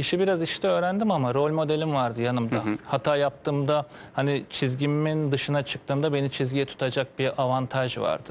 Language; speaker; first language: Turkish; native; Turkish